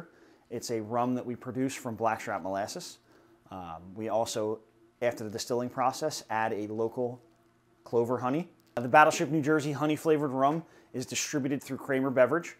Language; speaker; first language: English; native; English